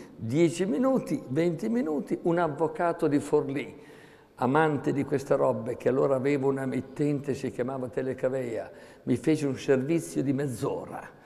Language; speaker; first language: Italian; native; Italian